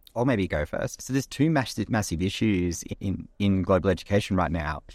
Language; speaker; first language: English; native; English